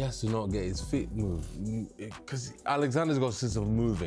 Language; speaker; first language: English; native; English